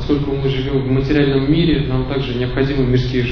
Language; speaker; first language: Russian; native; Russian